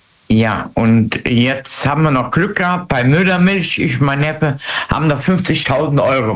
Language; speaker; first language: German; native; German